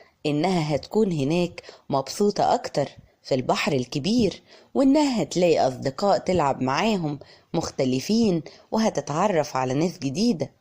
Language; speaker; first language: Arabic; native; Arabic